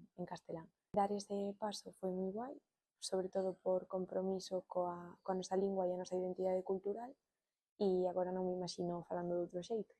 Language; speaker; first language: Galician; non-native, local second language; Spanish